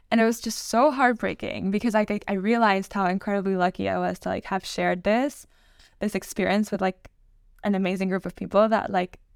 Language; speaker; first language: English; non-native, fluent; Spanish